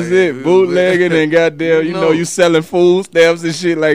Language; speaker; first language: English; native; English